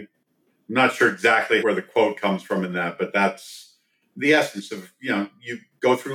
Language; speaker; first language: English; native; English